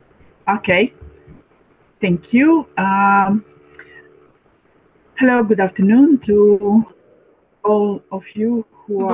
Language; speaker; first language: English; non-native, fluent; Croatian